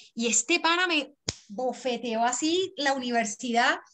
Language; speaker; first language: Spanish; native; Spanish